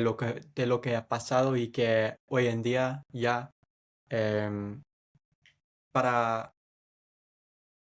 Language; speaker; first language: Spanish; non-native, fluent; English